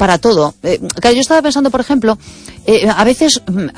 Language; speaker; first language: Spanish; native; Spanish